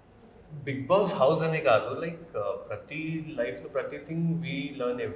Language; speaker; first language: Telugu; non-native, fluent; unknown